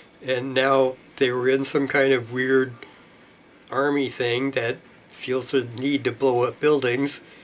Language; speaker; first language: English; native; English